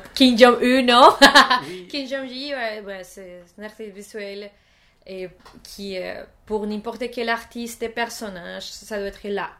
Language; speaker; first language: French; non-native, fluent; Spanish